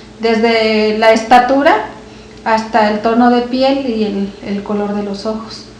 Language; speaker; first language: Spanish; native; Spanish